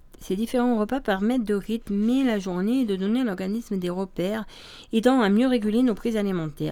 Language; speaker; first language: French; native; French